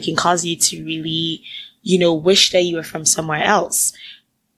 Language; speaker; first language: English; non-native, local second language; Akan